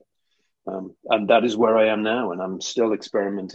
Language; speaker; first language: English; native; English